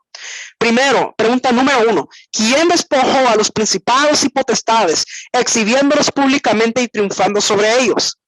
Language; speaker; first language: Spanish; native; Spanish